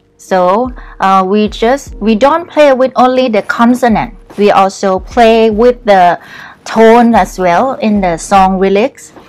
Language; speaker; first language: English; non-native, fluent; Thai